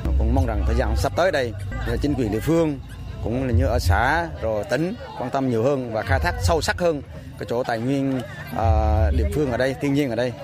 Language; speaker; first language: Vietnamese; non-native, local second language; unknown